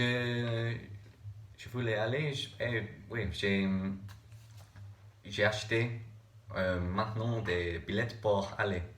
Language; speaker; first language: French; non-native, learner; English